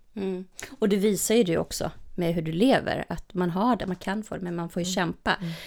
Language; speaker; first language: Swedish; native; Swedish